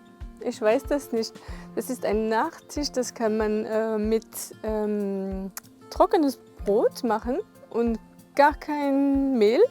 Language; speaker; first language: German; non-native, fluent; French